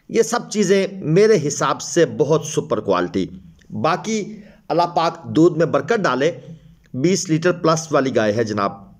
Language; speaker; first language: Urdu; non-native, local second language; Punjabi